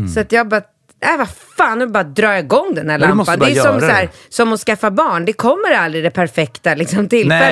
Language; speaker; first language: Swedish; native; Swedish